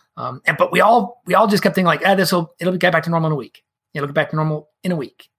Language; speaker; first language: English; native; English